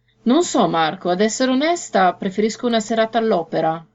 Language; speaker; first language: Italian; native; Italian